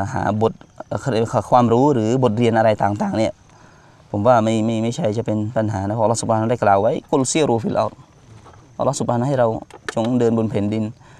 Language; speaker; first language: Thai; non-native, local second language; Malay